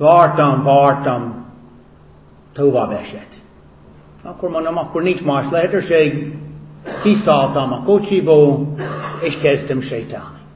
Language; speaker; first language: Hungarian; non-native, fluent; English